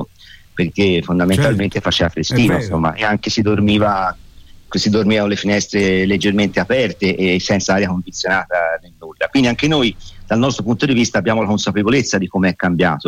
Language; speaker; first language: Italian; native; Italian